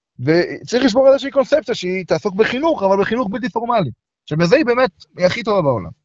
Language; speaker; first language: Hebrew; native; Hebrew